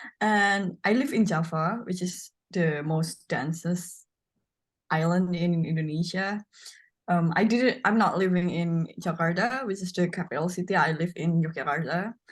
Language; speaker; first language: English; non-native, learner; Indonesian